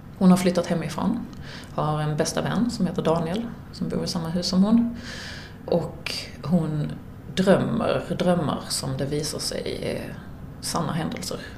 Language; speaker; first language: Swedish; native; Swedish